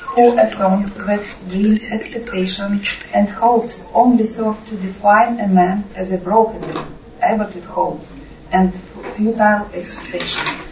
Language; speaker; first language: English; non-native, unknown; Russian